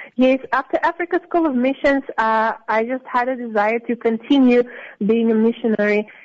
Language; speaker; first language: English; non-native, fluent; Russian